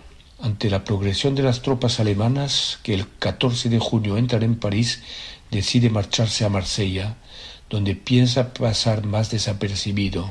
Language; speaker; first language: Spanish; native; Spanish